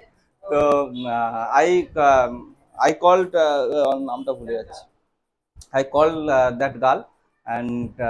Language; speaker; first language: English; non-native, learner; Bangla